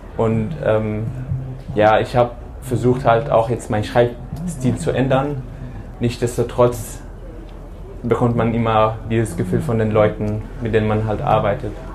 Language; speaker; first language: German; early bilingual, other home language; Arabic